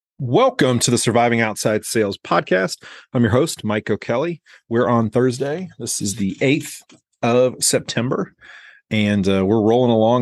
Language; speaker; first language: English; native; English